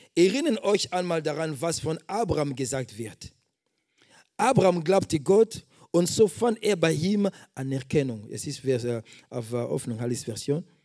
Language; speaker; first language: German; non-native, fluent; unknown